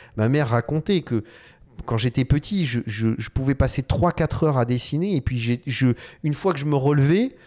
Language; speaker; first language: French; native; French